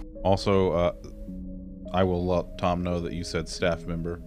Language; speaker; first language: English; native; English